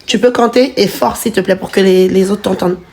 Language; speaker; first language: French; native; French